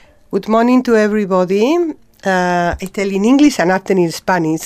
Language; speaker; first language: English; non-native, learner; Spanish